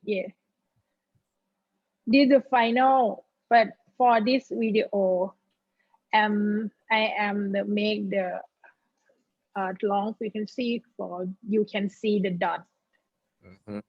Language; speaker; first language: English; non-native, learner; Thai